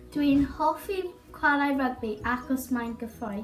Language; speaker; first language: Welsh; non-native, learner; English